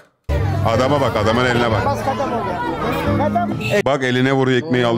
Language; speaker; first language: Turkish; native; Turkish